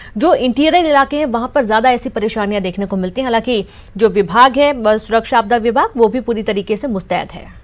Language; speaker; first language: Hindi; native; Hindi